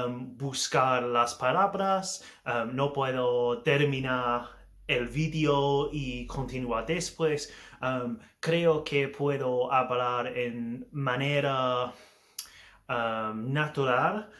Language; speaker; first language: Spanish; non-native, learner; English